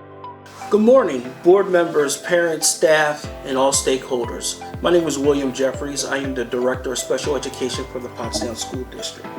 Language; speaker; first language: English; native; English